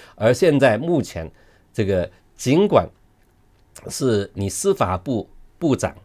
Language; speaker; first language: Chinese; non-native, local second language; Cantonese